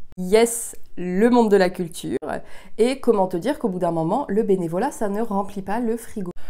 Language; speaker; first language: French; early bilingual, heritage; French